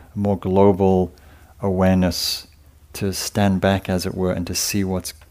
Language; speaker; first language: English; native; English